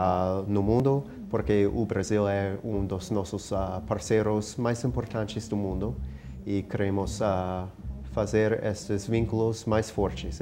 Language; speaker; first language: Portuguese; non-native, fluent; English